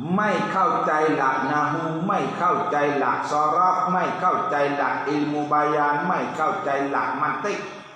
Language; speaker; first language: Thai; non-native, local second language; Pattani Malay